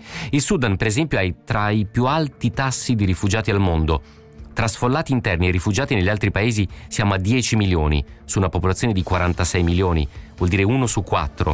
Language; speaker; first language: Italian; native; Italian